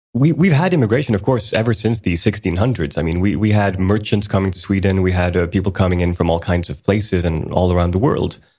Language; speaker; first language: English; early bilingual, other home language; Swedish